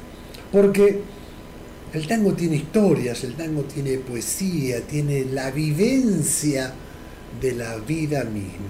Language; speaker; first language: Spanish; native; Spanish